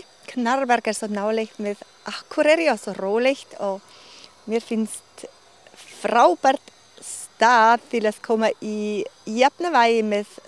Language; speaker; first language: Icelandic; non-native, learner; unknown